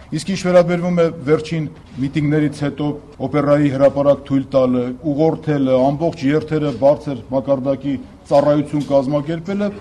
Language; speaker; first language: Armenian; native; Armenian